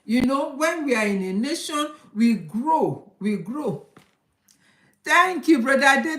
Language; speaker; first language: English; non-native, local second language; Yoruba